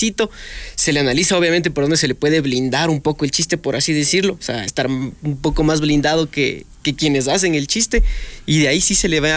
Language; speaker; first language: Spanish; native; Spanish